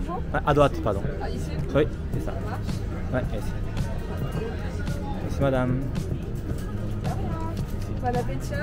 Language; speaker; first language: French; non-native, learner; Japanese